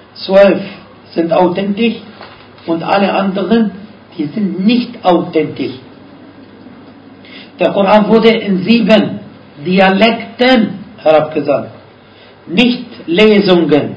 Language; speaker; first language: German; non-native, fluent; Arabic